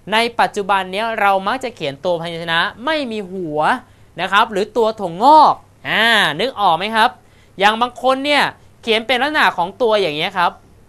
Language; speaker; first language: Thai; native; Thai